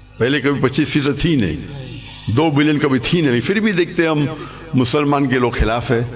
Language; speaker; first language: Urdu; non-native, local second language; English